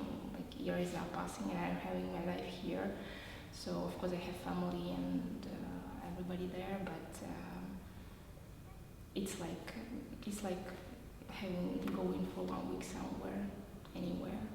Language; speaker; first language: English; non-native, fluent; Russian